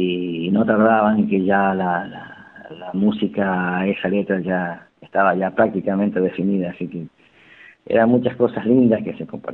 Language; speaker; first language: Spanish; native; Spanish